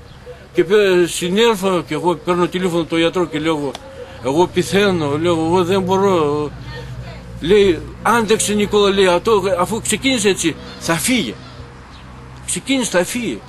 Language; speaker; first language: Greek; non-native, learner; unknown